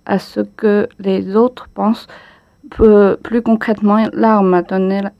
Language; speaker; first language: French; non-native, fluent; Chinese